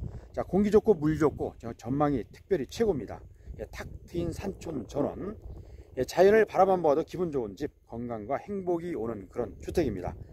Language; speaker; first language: Korean; native; Korean